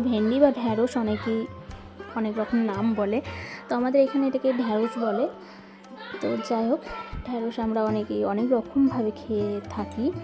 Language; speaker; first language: Bangla; native; Bangla